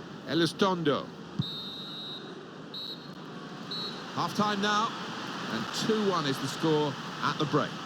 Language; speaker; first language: English; native; English